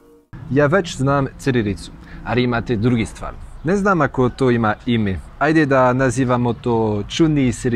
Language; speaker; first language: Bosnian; non-native, learner; French